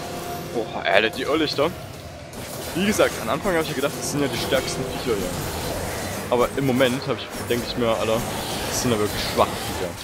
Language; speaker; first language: German; native; German